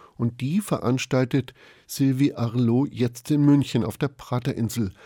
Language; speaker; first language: German; native; German